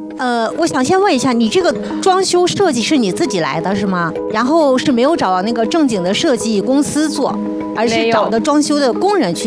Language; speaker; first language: Chinese; native; Chinese